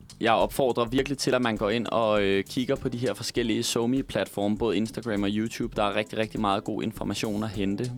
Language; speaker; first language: Danish; native; Danish